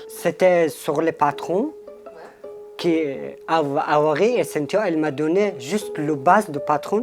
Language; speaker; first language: French; non-native, fluent; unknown